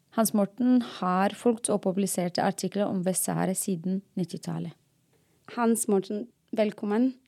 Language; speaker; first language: Norwegian; non-native, fluent; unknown